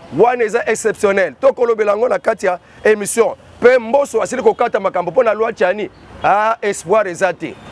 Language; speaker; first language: Lingala; non-native, local second language; Kongo